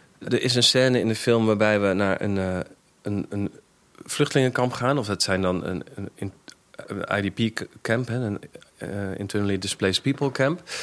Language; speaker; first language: Dutch; native; Dutch